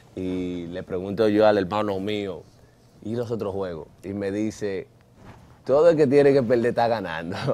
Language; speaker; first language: Spanish; native; Spanish